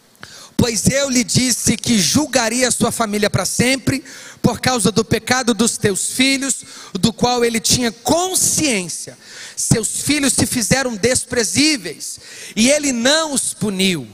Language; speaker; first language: Portuguese; native; Portuguese